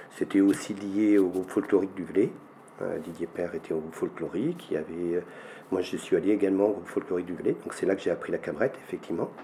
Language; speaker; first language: French; native; French